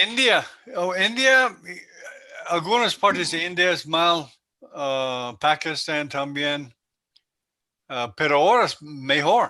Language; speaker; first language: Spanish; non-native, learner; English